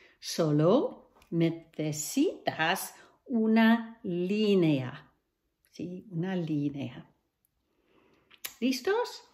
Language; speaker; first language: Spanish; non-native, fluent; English